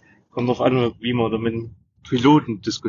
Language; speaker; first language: German; native; German